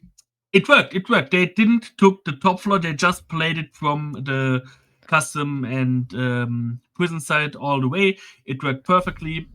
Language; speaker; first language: English; non-native, fluent; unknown